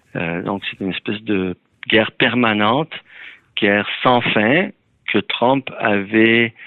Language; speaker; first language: French; early bilingual, other home language; Persian